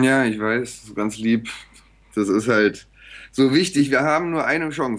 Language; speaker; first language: German; native; German